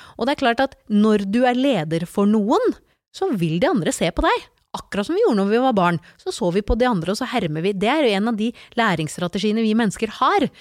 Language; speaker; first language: Norwegian; native; Norwegian